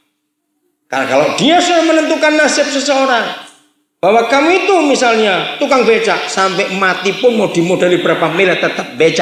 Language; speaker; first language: Indonesian; native; Indonesian